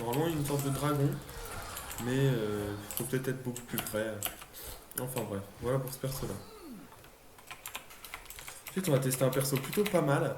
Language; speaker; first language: French; native; French